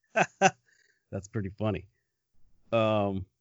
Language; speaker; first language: English; native; English